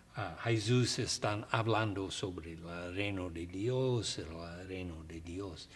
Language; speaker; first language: Spanish; non-native, learner; English